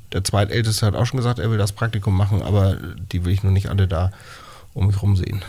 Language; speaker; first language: German; native; German